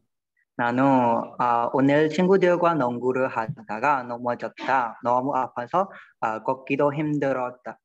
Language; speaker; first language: Korean; non-native, learner; Burmese